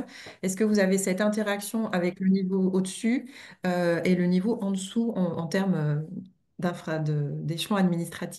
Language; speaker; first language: French; native; French